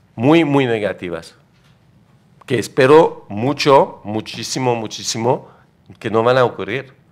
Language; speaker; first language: Spanish; non-native, fluent; French